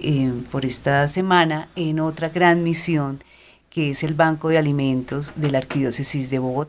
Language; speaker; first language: Spanish; native; Spanish